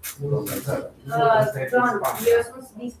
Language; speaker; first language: Romanian; non-native, learner; Spanish